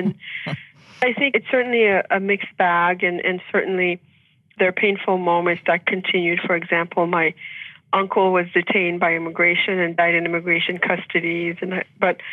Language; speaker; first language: English; early bilingual, other home language; Haitian Creole